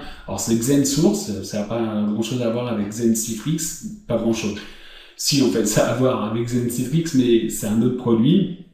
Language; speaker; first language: French; native; French